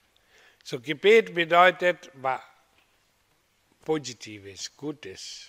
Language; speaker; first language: German; non-native, fluent; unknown